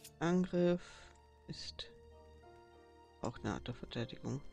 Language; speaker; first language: German; native; German